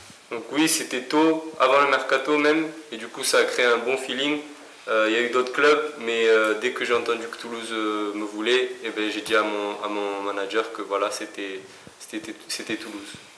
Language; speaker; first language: French; native; French